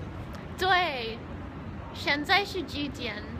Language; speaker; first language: Chinese; non-native, learner; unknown